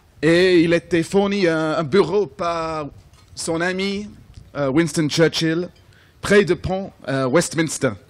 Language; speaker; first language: French; non-native, fluent; English